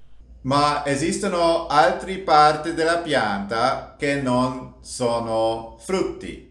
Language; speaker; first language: Italian; non-native, learner; English